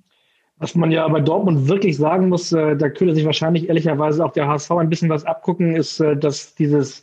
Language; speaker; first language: German; native; German